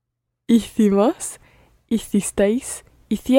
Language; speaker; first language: Spanish; non-native, learner; English